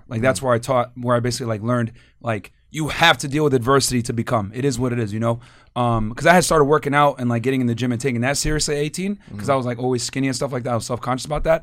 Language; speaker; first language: English; native; English